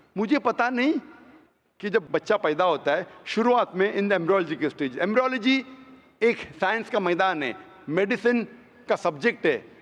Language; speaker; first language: Hindi; non-native, local second language; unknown